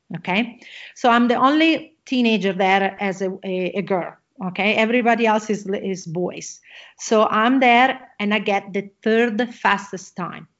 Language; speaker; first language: English; non-native, fluent; Italian